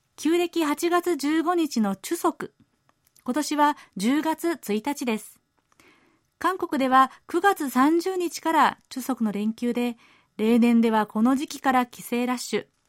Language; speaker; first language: Japanese; native; Japanese